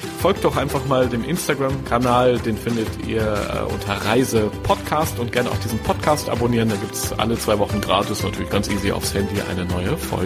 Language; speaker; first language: German; native; German